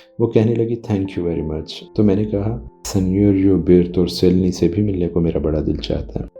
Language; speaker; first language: Urdu; non-native, local second language; Punjabi